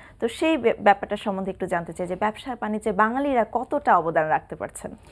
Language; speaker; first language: Bangla; native; Bangla